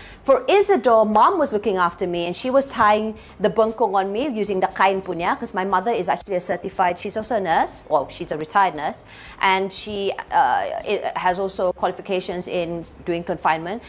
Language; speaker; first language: English; non-native, local second language; Malay